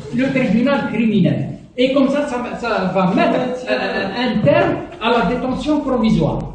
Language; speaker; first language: French; non-native, local second language; Arabic